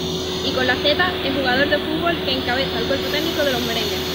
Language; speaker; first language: Spanish; native; Spanish